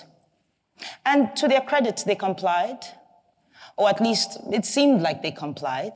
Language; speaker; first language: English; non-native, local second language; Igbo